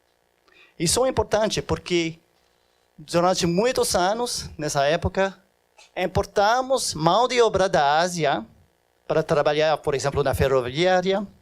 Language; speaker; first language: Portuguese; non-native, fluent; French